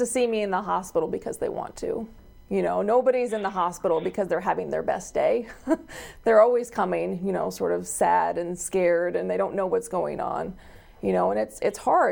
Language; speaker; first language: English; native; English